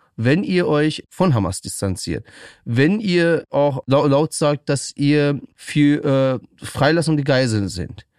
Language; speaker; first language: German; early bilingual, other home language; Persian